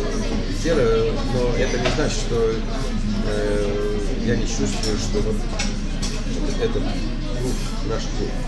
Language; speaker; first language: Russian; non-native, fluent; Estonian